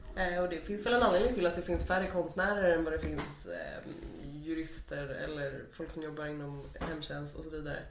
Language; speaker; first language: Swedish; native; Swedish